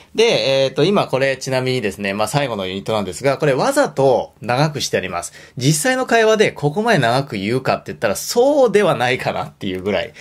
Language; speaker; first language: Japanese; native; Japanese